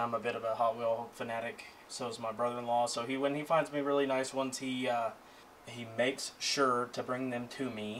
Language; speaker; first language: English; native; English